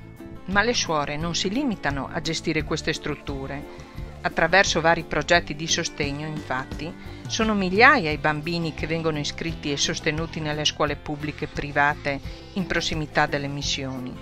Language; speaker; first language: Italian; native; Italian